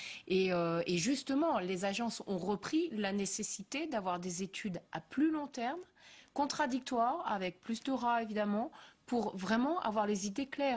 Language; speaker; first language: French; native; French